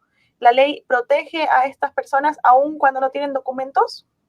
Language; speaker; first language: Spanish; native; Spanish